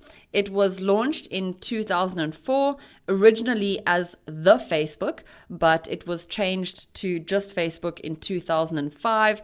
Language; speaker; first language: English; native; English